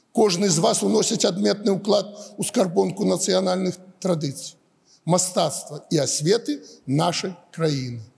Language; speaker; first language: Belarusian; non-native, local second language; Russian